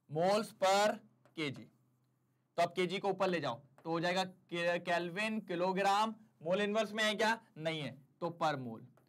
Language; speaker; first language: Hindi; native; Hindi